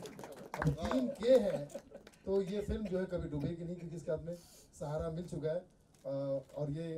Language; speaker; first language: Hindi; native; Hindi